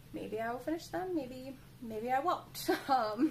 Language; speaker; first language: English; native; English